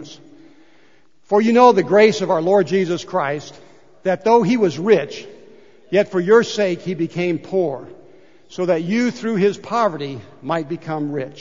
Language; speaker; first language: English; native; English